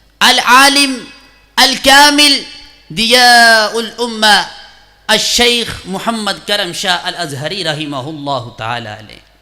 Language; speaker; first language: Arabic; non-native, fluent; Urdu